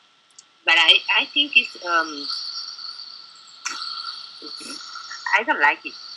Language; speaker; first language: English; non-native, learner; Spanish